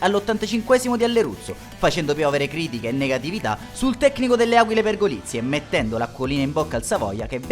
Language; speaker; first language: Italian; native; Italian